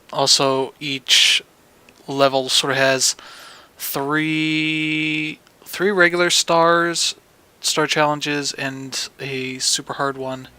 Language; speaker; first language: English; native; English